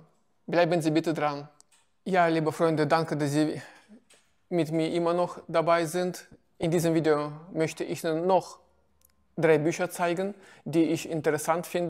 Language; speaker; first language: German; non-native, fluent; Russian